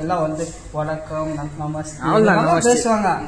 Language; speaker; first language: Tamil; non-native, fluent; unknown